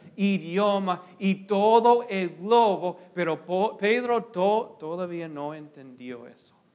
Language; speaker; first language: Spanish; non-native, fluent; English